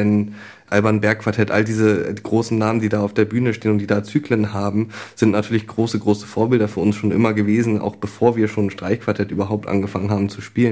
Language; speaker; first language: German; native; German